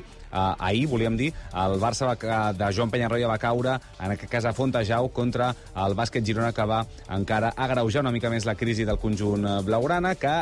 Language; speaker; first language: Catalan; native; Catalan